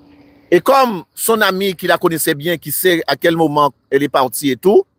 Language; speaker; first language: French; native; French